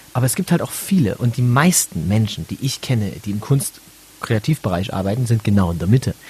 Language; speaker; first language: German; native; German